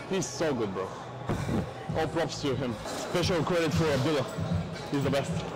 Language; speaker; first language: English; non-native, fluent; Bulgarian